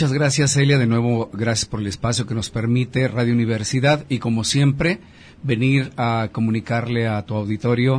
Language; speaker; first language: Spanish; native; Spanish